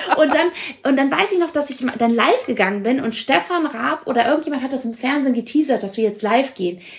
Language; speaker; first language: German; early bilingual, other home language; Italian